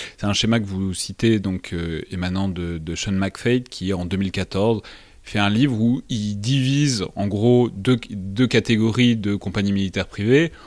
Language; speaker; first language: French; native; French